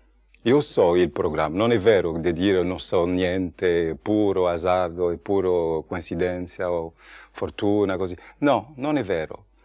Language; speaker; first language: Italian; non-native, fluent; French